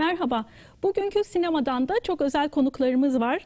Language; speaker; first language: Turkish; native; Turkish